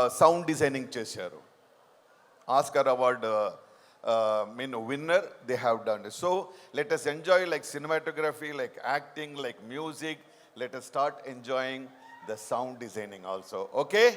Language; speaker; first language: Telugu; non-native, local second language; Tamil